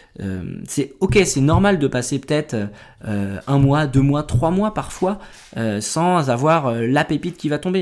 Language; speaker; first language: French; native; French